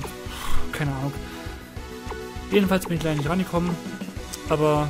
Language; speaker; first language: German; native; German